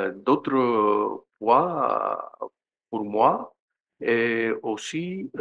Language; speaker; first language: French; non-native, fluent; Greek